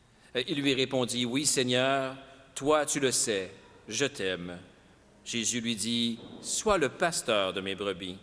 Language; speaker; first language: French; native; French